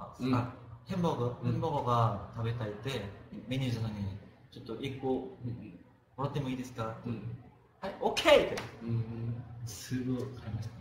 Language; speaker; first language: Japanese; non-native, fluent; Korean